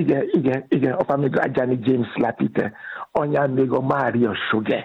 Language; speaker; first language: Hungarian; non-native, fluent; Yoruba